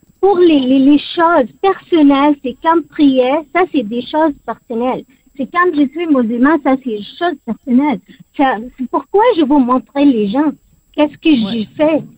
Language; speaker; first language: French; non-native, learner; Arabic